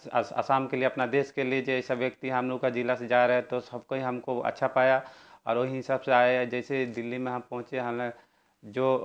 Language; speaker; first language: Hindi; non-native, local second language; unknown